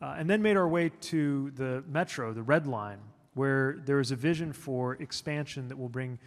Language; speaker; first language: English; native; English